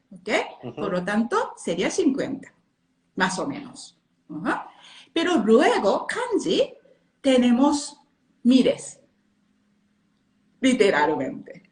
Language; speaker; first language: Spanish; non-native, learner; Japanese